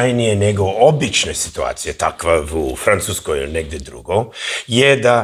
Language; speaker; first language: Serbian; early bilingual, heritage; English